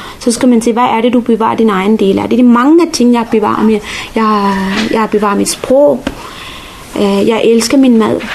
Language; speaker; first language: Danish; non-native, fluent; Tamil